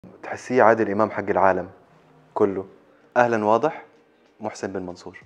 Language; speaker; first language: Arabic; native; Arabic